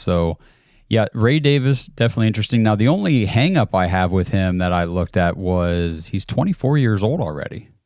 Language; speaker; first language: English; native; English